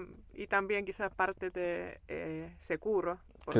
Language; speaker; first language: Spanish; non-native, learner; Finnish